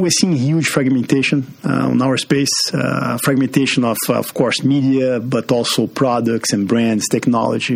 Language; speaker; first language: English; non-native, fluent; Portuguese